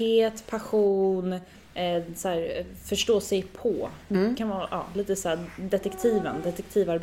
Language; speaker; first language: Swedish; native; Swedish